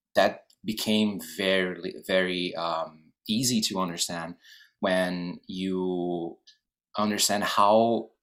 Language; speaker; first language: English; non-native, fluent; Portuguese